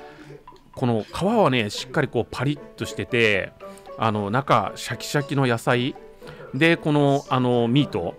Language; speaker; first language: Japanese; native; Japanese